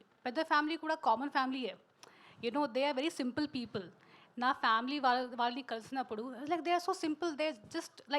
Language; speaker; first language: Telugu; non-native, learner; Hindi